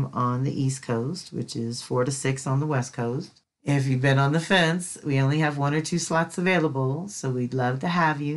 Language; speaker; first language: English; native; English